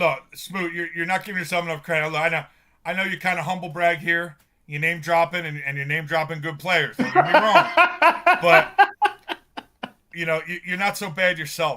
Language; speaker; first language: English; native; English